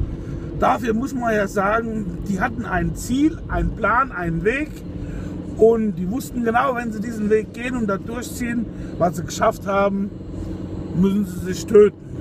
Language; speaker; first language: German; native; German